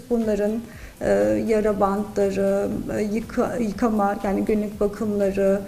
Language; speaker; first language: Turkish; native; Turkish